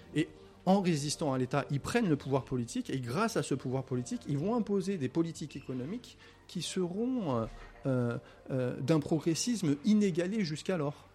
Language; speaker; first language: French; native; French